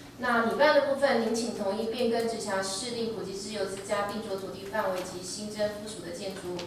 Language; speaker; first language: Chinese; native; Chinese